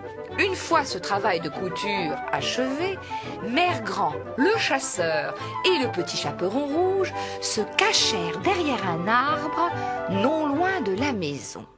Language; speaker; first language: French; native; French